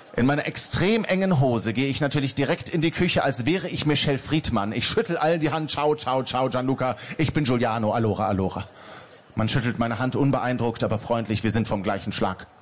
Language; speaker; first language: German; native; German